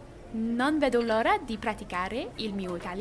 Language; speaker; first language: Italian; non-native, learner; English